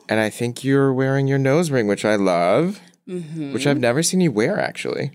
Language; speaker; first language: English; early bilingual, other home language; Korean